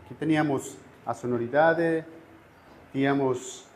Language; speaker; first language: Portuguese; non-native, fluent; Spanish